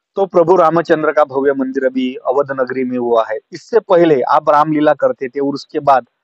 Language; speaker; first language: Hindi; non-native, local second language; Marathi